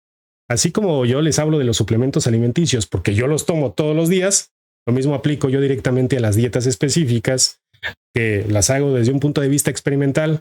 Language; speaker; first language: Spanish; native; Spanish